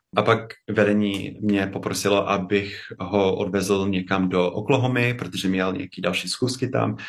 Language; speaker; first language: Czech; non-native, fluent; English